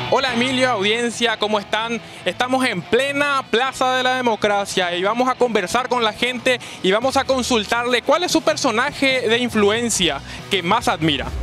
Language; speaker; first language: Spanish; native; Spanish